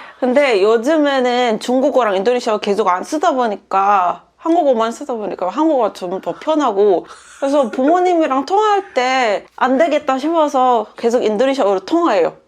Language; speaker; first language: Korean; non-native, fluent; Indonesian